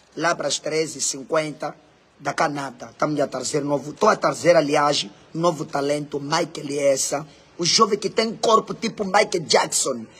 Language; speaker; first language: Portuguese; non-native, local second language; Makhuwa